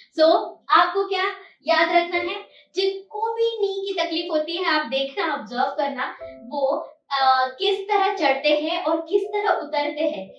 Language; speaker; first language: Hindi; non-native, local second language; Marathi